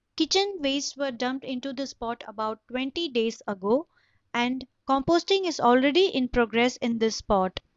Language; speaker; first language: English; non-native, local second language; Tamil